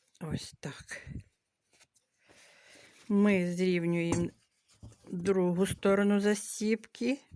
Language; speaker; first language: Ukrainian; native; Ukrainian